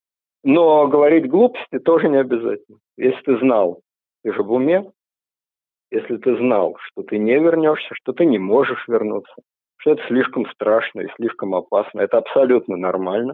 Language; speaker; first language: Russian; native; Russian